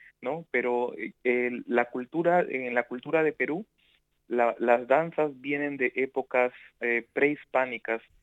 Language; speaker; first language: Spanish; native; Spanish